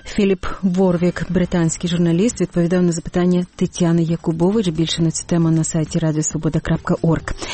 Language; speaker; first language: Ukrainian; native; Ukrainian